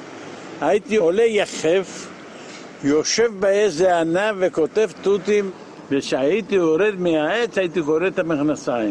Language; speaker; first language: Hebrew; non-native, fluent; Ladino